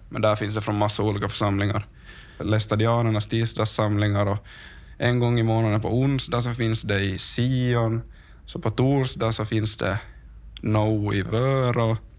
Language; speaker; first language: Swedish; native; Swedish